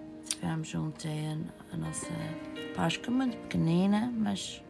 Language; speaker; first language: Portuguese; early bilingual, heritage; Portuguese